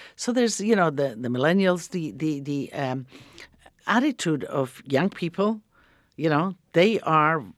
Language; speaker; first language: English; early bilingual, other home language; Croatian